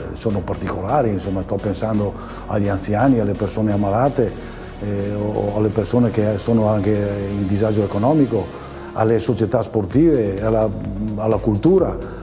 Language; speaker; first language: Italian; native; Italian